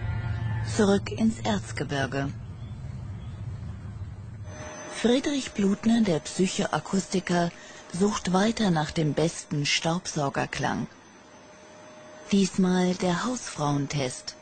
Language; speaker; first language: German; native; German